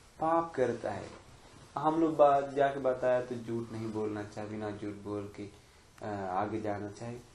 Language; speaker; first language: Hindi; non-native, fluent; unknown